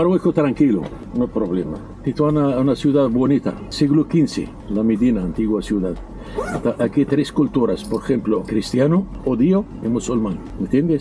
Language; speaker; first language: Spanish; non-native, learner; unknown